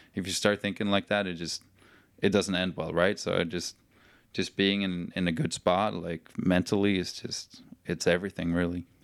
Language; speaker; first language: English; non-native, fluent; Norwegian